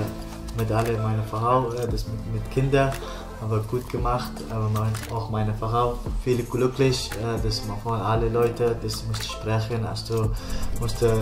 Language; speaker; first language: German; non-native, learner; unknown